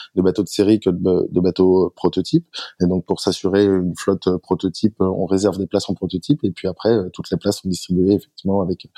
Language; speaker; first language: French; native; French